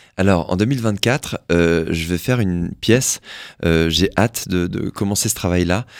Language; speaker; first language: French; native; French